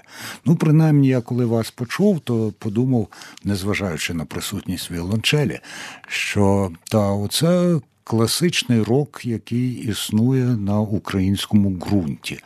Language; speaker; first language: Ukrainian; native; Ukrainian